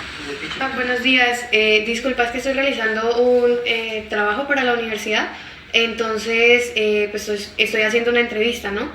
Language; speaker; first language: Spanish; native; Spanish